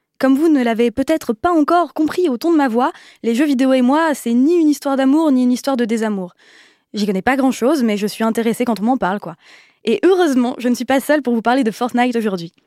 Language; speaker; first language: French; native; French